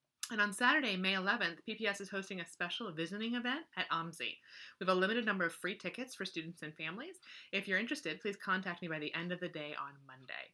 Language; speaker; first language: English; native; English